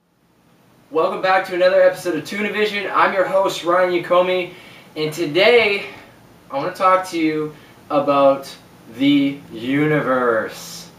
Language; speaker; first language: English; native; English